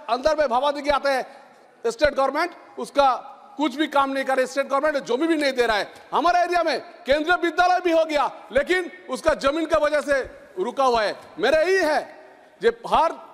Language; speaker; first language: Hindi; non-native, local second language; Bangla